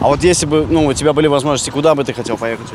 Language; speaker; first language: Russian; native; Russian